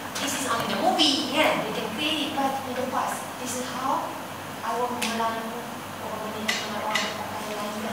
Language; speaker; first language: English; non-native, local second language; Malay